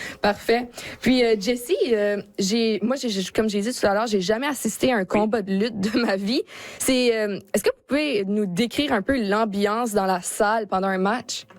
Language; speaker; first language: French; native; French